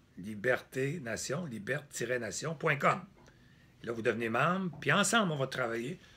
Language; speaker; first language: French; native; French